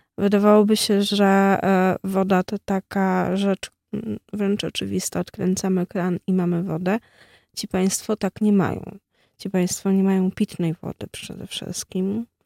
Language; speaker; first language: Polish; native; Polish